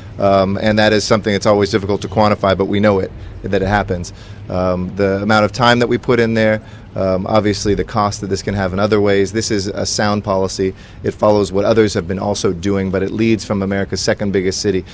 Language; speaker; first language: English; native; English